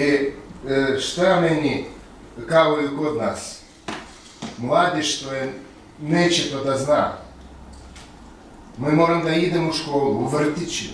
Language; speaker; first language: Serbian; non-native, fluent; Russian